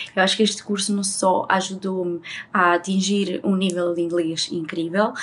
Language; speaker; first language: Portuguese; non-native, fluent; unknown